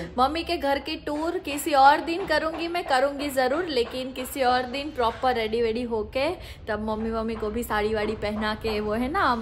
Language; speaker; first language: Hindi; non-native, local second language; Gujarati